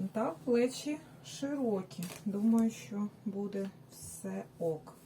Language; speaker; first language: Ukrainian; non-native, local second language; Russian